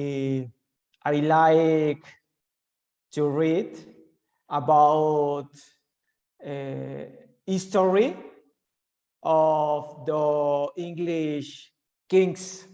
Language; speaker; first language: English; non-native, learner; Spanish